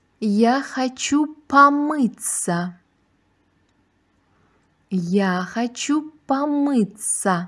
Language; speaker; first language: Russian; non-native, fluent; Uzbek